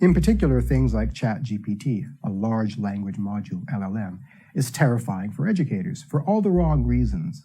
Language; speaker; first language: English; native; English